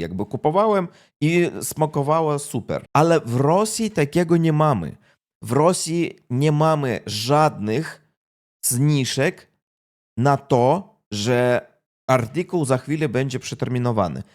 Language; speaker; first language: Polish; non-native, fluent; Russian